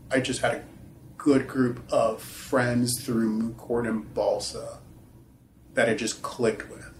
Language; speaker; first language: English; early bilingual, other home language; Haitian Creole